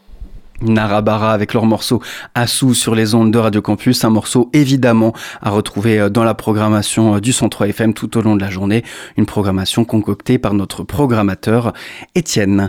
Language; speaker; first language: French; native; French